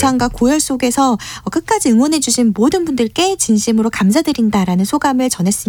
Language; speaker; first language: Korean; native; Korean